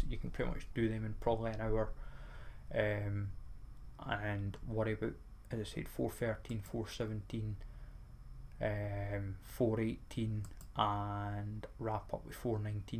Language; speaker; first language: English; native; English